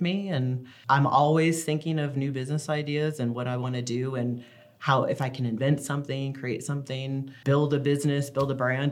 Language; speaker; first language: English; native; English